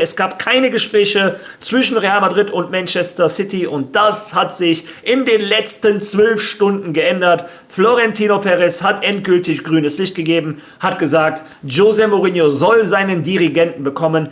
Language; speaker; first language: German; native; German